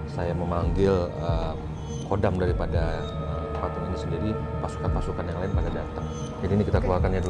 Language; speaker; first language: Indonesian; native; Indonesian